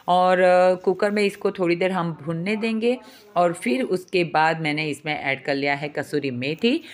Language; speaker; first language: Hindi; non-native, local second language; Gujarati